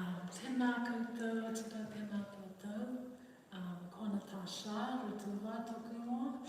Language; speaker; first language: Māori; non-native, learner; Fijian